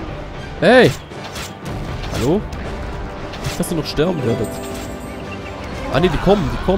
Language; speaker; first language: German; native; German